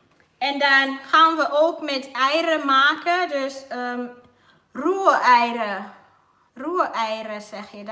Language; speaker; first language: Dutch; non-native, learner; Swahili